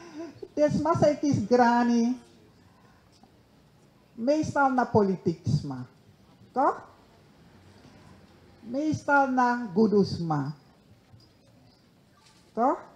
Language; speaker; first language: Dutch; non-native, local second language; Sranan Tongo